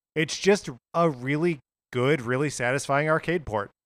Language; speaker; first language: English; native; English